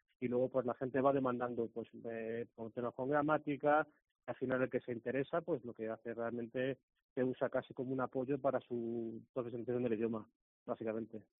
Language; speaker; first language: Spanish; native; Spanish